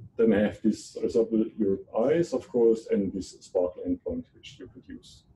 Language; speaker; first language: English; non-native, fluent; German